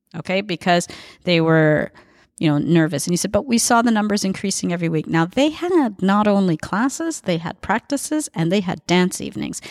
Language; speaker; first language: English; native; English